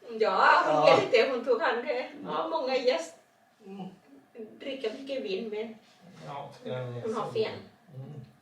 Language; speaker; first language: Swedish; non-native, learner; Thai